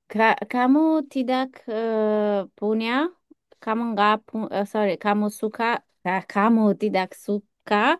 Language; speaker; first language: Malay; non-native, learner; German